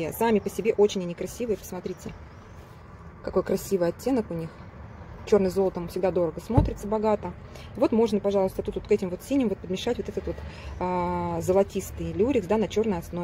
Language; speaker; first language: Russian; native; Russian